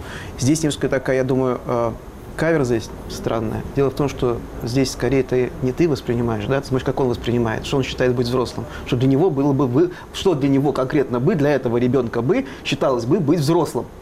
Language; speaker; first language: Russian; native; Russian